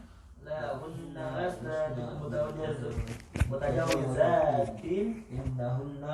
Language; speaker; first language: Arabic; non-native, learner; Indonesian